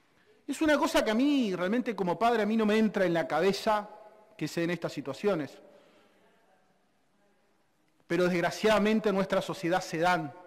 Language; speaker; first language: Spanish; native; Spanish